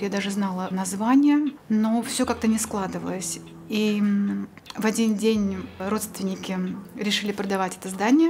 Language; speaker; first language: Russian; native; Russian